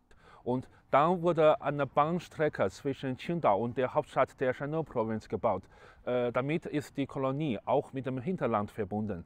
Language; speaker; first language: German; non-native, fluent; Chinese